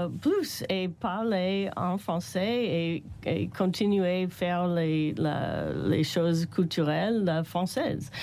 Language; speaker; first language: French; non-native, learner; English